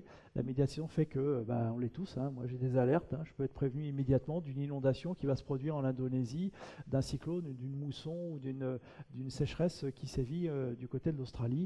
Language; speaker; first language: French; native; French